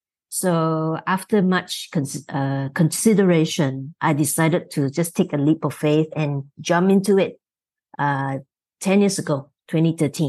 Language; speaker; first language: English; non-native, local second language; Chinese